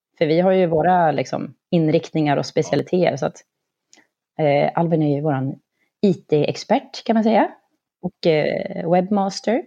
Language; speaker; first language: Swedish; native; Swedish